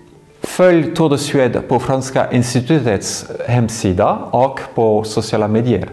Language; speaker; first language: Swedish; non-native, fluent; French